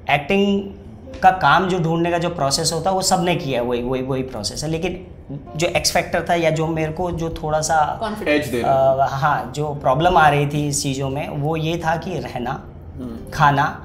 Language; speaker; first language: Hindi; native; Hindi